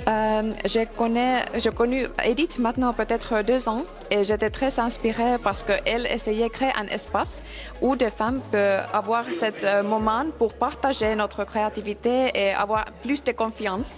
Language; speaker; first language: French; non-native, learner; Finnish